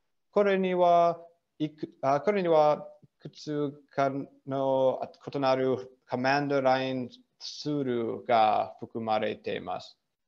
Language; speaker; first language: Japanese; non-native, learner; English